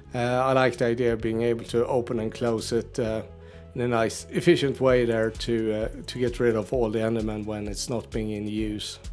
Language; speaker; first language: English; native; English